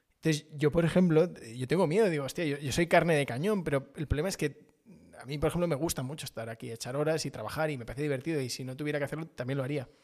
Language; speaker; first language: Spanish; native; Spanish